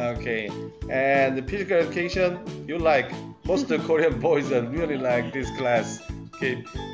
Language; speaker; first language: English; non-native, learner; Korean